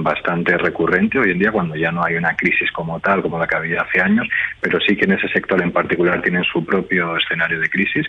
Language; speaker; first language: Spanish; native; Spanish